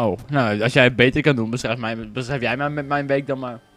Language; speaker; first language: Dutch; native; Dutch